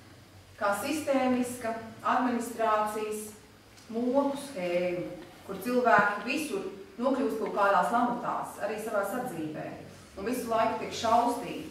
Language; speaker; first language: Latvian; native; Latvian